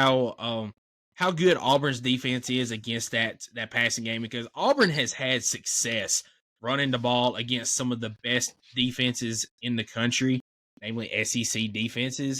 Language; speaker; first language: English; native; English